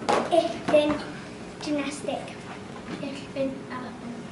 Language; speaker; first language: German; non-native, learner; English